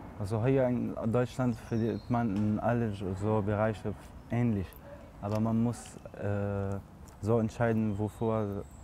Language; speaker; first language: German; non-native, learner; Arabic